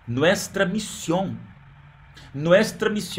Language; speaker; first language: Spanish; non-native, learner; Portuguese